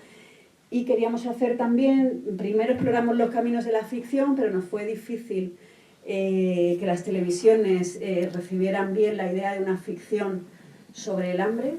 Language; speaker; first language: Spanish; native; Spanish